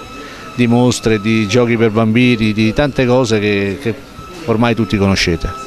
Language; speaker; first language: Italian; native; Italian